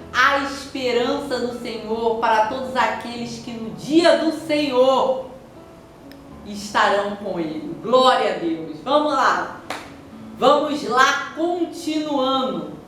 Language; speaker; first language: Portuguese; native; Portuguese